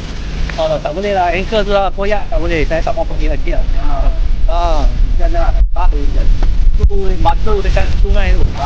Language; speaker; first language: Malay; non-native, local second language; Chinese